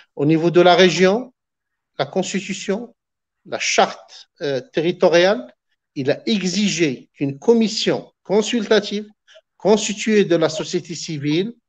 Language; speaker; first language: French; non-native, local second language; Arabic